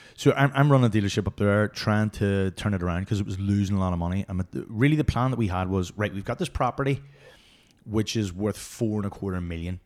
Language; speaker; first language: English; native; English